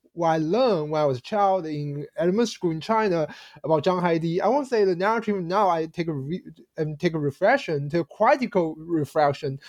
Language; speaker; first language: English; non-native, fluent; Chinese